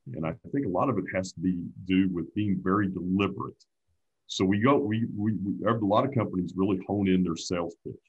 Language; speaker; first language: English; native; English